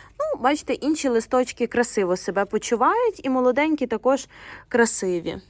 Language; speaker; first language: Ukrainian; non-native, local second language; Russian